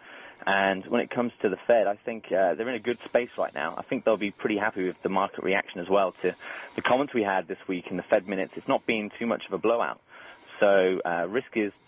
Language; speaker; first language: English; native; English